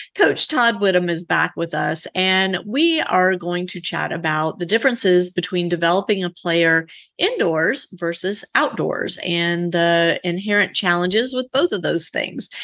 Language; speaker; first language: English; native; English